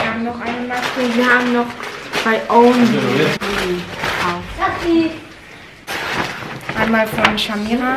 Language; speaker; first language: German; early bilingual, heritage; Filipino